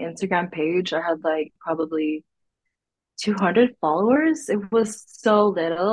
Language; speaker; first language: English; non-native, local second language; Filipino